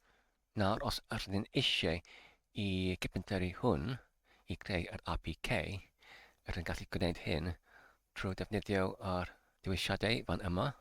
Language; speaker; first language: Welsh; non-native, learner; English